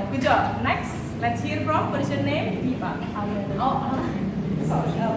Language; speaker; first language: English; non-native, fluent; Indonesian